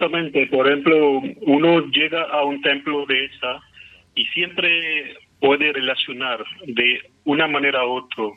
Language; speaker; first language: Spanish; non-native, fluent; Hindi